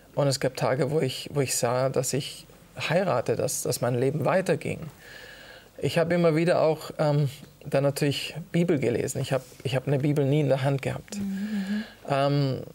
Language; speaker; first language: German; early bilingual, other home language; Italian